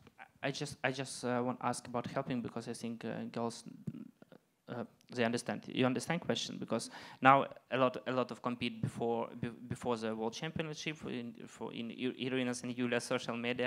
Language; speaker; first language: English; non-native, learner; Ukrainian